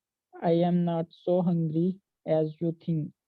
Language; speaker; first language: English; non-native, learner; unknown